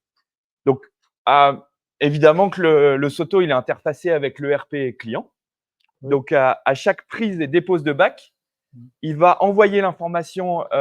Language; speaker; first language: French; native; French